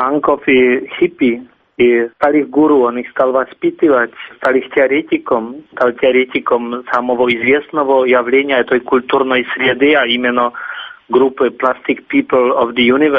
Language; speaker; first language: Russian; non-native, fluent; Czech